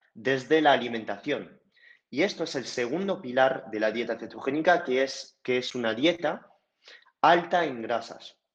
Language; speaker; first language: Spanish; non-native, fluent; French